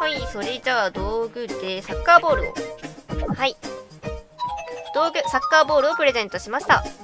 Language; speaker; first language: Japanese; native; Japanese